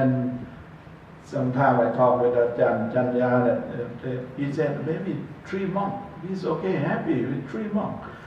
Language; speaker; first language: English; non-native, learner; Thai